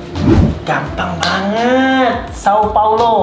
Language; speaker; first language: Indonesian; native; Indonesian